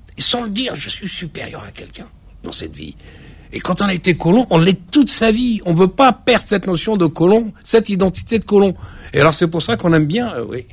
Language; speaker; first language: French; early bilingual, other home language; Arabic